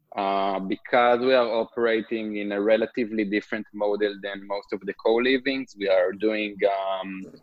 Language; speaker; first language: English; non-native, fluent; Hebrew